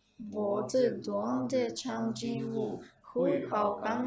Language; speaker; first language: Chinese; non-native, learner; Kyrgyz